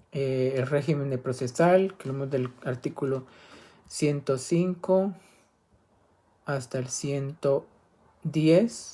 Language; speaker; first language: Spanish; native; Spanish